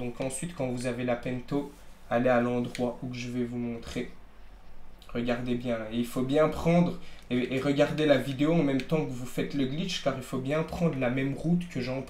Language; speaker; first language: French; native; French